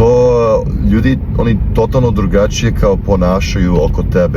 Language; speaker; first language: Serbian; early bilingual, heritage; Serbian